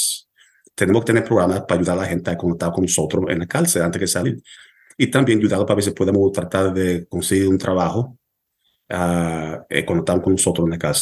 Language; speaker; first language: Spanish; early bilingual, heritage; Spanish